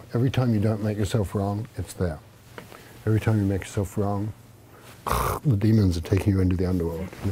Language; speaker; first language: English; native; English